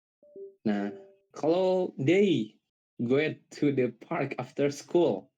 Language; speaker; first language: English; non-native, learner; Indonesian